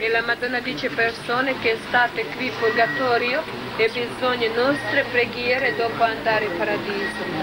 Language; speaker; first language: Italian; non-native, learner; Croatian